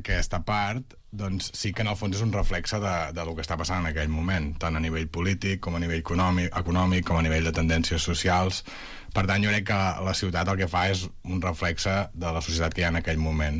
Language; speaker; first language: Catalan; native; Catalan